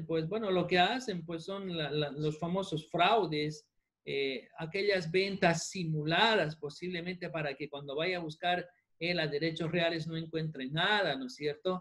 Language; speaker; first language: Spanish; native; Spanish